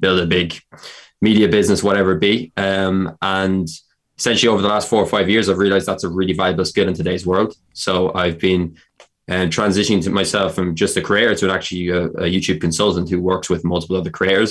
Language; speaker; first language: English; native; English